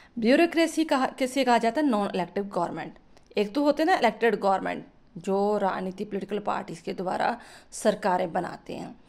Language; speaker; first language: Hindi; non-native, local second language; Punjabi